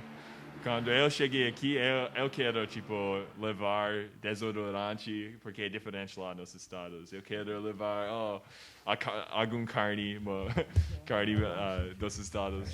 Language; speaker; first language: Portuguese; non-native, learner; English